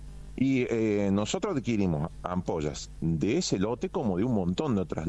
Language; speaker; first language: Spanish; native; Spanish